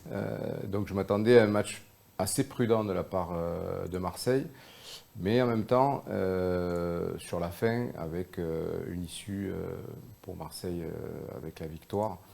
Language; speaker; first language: French; native; French